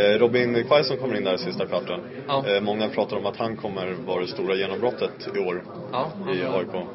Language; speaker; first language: Swedish; native; Swedish